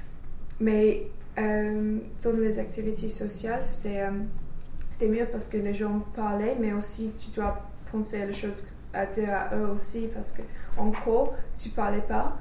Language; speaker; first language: French; non-native, fluent; English